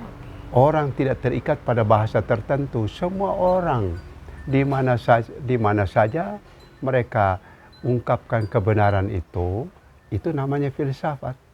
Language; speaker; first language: Indonesian; non-native, local second language; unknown